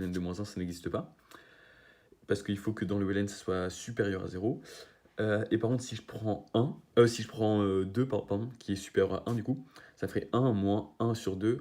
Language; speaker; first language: French; native; French